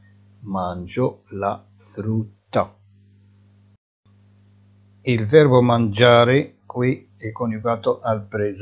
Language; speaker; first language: Italian; non-native, fluent; Arabic